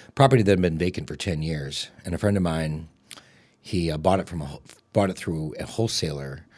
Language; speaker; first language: English; native; English